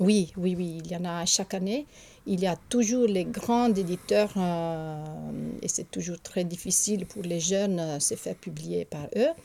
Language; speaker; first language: French; non-native, fluent; Italian